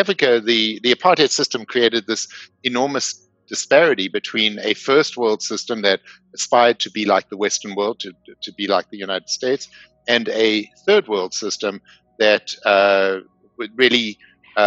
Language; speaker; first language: English; native; English